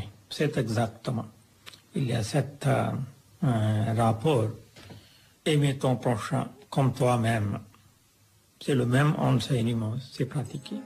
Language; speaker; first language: French; non-native, fluent; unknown